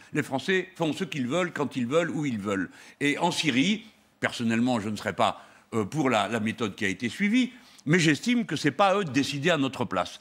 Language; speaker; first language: French; native; French